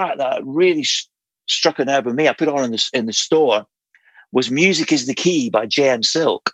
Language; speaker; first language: English; native; English